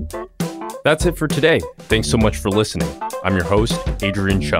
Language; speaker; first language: English; native; English